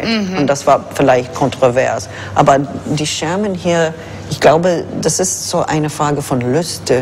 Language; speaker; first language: German; non-native, fluent; English